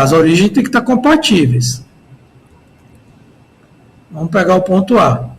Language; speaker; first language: Portuguese; native; Portuguese